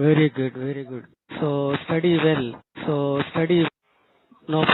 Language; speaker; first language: English; non-native, local second language; Telugu